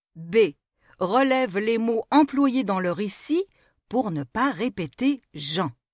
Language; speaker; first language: French; non-native, local second language; Arabic